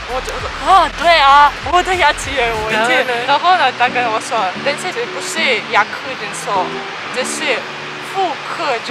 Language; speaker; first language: Chinese; non-native, learner; Russian